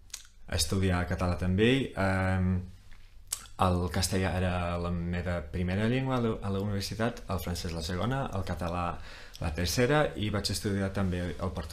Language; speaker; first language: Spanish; non-native, fluent; English